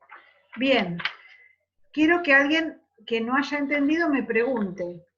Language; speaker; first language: Spanish; native; Spanish